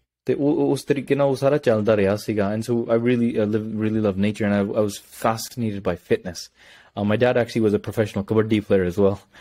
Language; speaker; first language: Punjabi; early bilingual, heritage; Punjabi